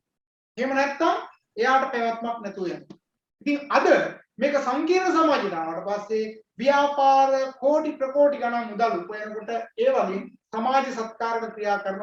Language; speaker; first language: Sinhala; native; Sinhala